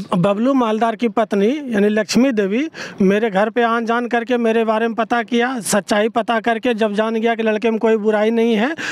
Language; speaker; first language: Hindi; native; Hindi